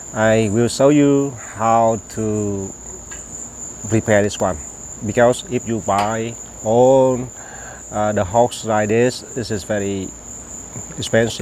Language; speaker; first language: English; non-native, local second language; Vietnamese